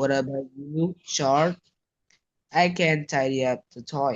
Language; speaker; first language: English; non-native, learner; Vietnamese